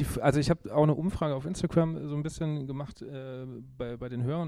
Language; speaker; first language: German; native; German